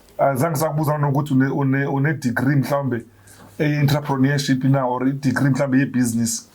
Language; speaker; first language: Zulu; native; Zulu